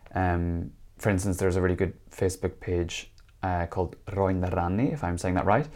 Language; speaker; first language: English; native; English